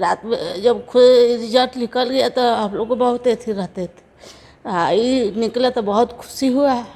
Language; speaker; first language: Hindi; non-native, local second language; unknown